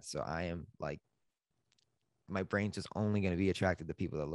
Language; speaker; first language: English; native; English